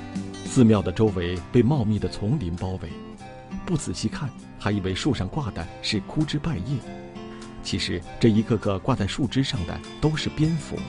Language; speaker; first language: Chinese; native; Chinese